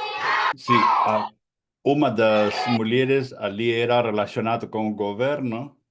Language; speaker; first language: Portuguese; non-native, fluent; Spanish